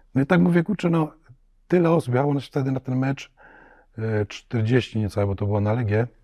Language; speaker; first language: Polish; native; Polish